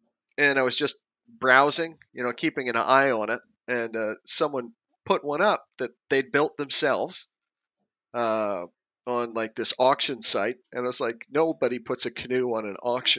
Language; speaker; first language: English; native; English